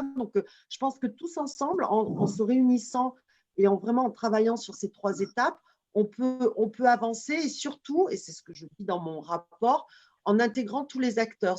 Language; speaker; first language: French; native; French